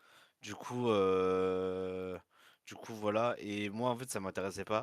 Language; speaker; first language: French; native; French